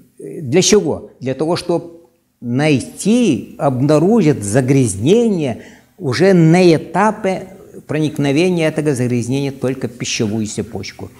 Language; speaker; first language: Russian; non-native, local second language; Yakut